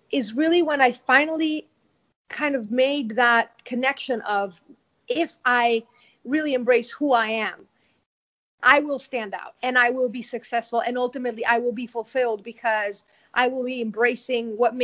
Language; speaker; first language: English; non-native, fluent; Spanish